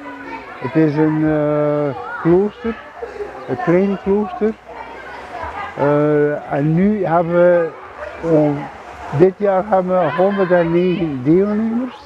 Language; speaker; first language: Dutch; non-native, fluent; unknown